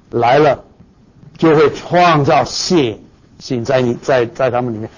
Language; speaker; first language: Chinese; non-native, fluent; English